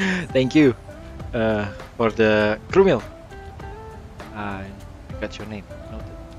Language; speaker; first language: English; non-native, fluent; Indonesian